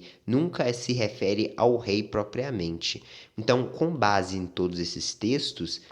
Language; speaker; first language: Portuguese; native; Portuguese